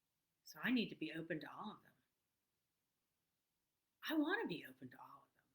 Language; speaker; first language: English; native; English